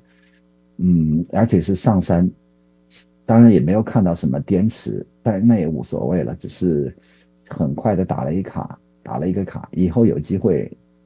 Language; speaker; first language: Chinese; native; Chinese